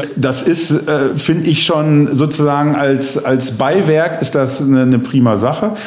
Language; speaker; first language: German; native; German